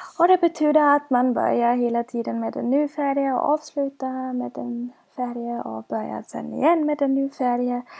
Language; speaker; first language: Swedish; non-native, fluent; German